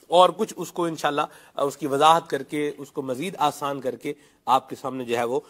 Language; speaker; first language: Urdu; non-native, local second language; Punjabi